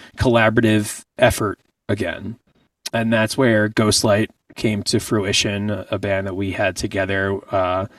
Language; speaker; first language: English; native; English